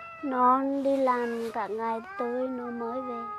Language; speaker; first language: Vietnamese; non-native, local second language; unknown